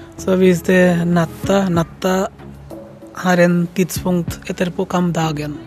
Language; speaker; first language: Norwegian; non-native, learner; Bangla